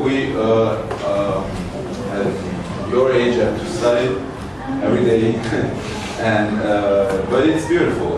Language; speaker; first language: English; non-native, learner; Italian